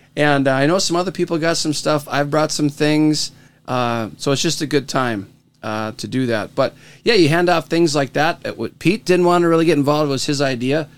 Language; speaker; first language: English; native; English